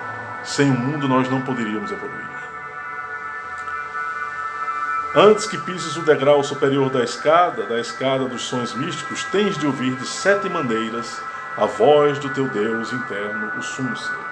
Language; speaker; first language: Portuguese; native; Portuguese